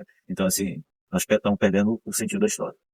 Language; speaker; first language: Portuguese; native; Portuguese